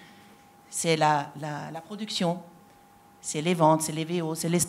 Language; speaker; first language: French; non-native, fluent; Swedish